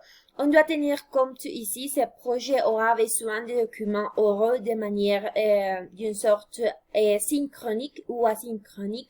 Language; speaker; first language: French; non-native, fluent; Spanish